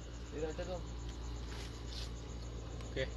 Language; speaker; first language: Spanish; native; Spanish